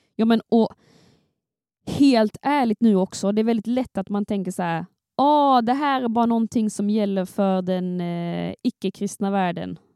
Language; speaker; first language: Swedish; native; Swedish